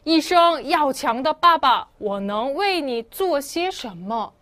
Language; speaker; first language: Chinese; non-native, fluent; Korean